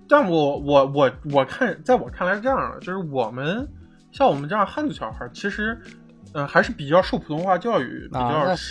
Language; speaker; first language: Chinese; native; Chinese